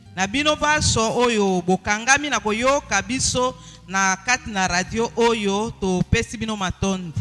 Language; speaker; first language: Lingala; native; Lingala